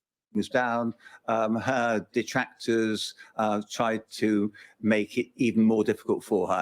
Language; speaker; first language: English; native; English